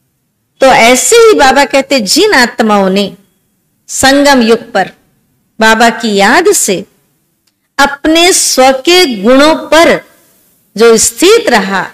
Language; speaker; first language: Hindi; native; Hindi